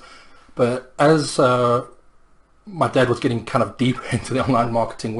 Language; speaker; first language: English; native; English